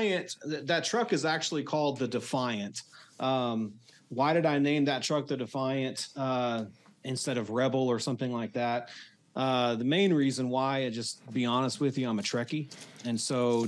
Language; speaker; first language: English; native; English